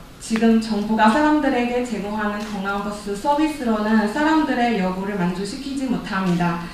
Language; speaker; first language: Korean; non-native, fluent; Chinese